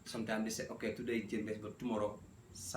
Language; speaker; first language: English; non-native, learner; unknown